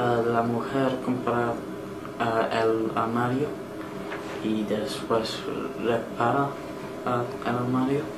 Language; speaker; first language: Spanish; non-native, learner; English